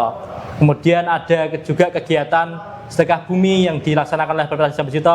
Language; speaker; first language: Indonesian; native; Indonesian